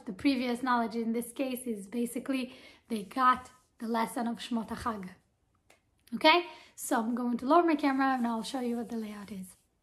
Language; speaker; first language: English; non-native, fluent; Hebrew